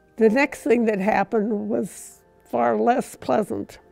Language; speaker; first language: English; native; English